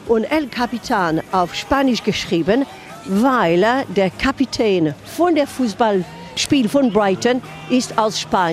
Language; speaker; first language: German; non-native, fluent; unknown